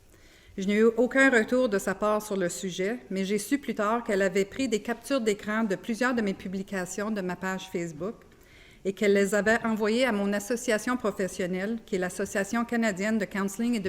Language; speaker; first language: French; native; French